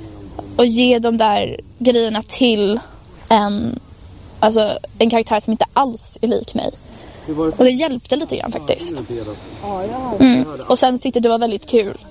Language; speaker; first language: Swedish; native; Swedish